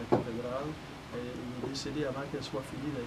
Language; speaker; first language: French; native; French